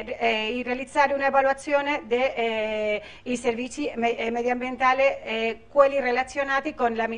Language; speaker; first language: Italian; non-native, learner; Spanish